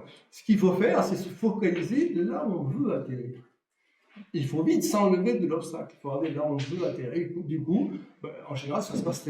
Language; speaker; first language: French; native; French